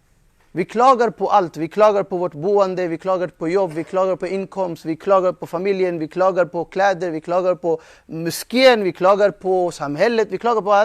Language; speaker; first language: Swedish; non-native, fluent; Urdu